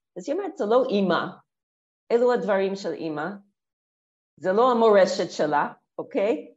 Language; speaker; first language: Hebrew; non-native, fluent; English